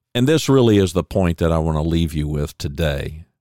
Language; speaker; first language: English; native; English